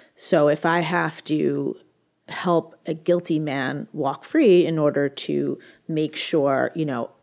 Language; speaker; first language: English; native; English